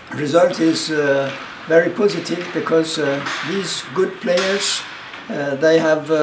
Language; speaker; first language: English; non-native, learner; French